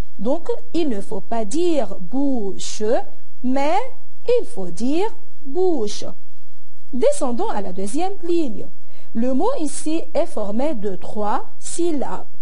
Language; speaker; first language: French; non-native, local second language; Arabic